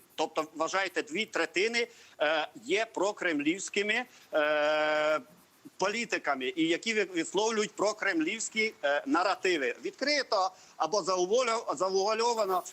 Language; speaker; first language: Ukrainian; non-native, local second language; Hungarian